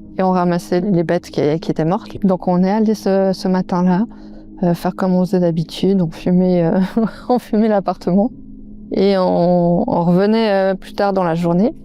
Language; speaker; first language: French; native; French